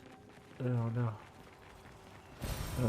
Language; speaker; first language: French; native; French